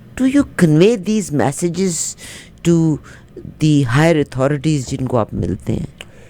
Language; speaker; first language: Urdu; native; Urdu